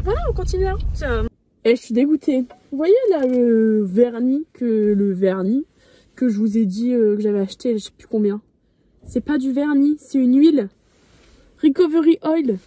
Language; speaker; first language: French; native; French